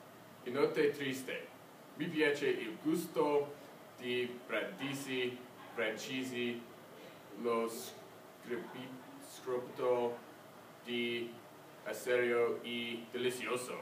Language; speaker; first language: Italian; non-native, learner; English